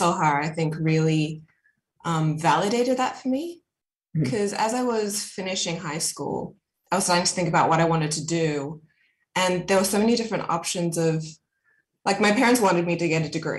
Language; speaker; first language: English; native; English